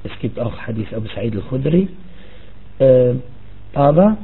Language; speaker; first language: German; non-native, fluent; Arabic